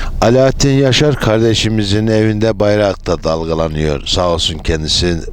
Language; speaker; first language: Turkish; native; Turkish